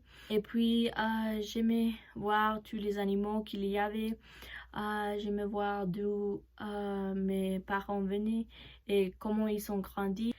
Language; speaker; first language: French; non-native, learner; Spanish